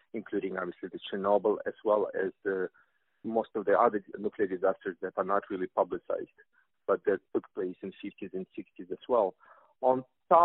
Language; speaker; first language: English; non-native, fluent; Russian